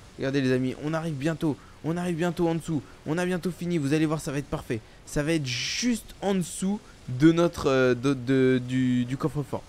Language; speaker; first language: French; native; French